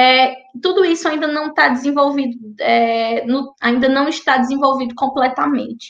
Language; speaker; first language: Portuguese; native; Portuguese